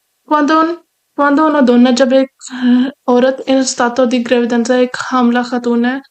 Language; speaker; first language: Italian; non-native, fluent; Urdu